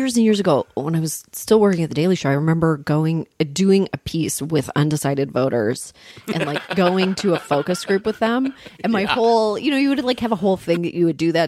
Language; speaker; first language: English; native; English